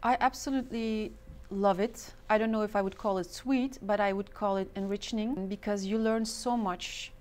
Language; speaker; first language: English; non-native, fluent; Turkish